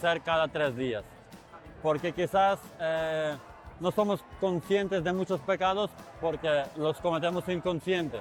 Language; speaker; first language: Spanish; non-native, fluent; Ukrainian